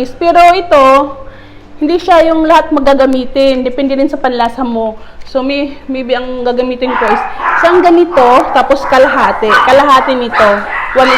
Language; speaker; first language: Filipino; non-native, local second language; Cebuano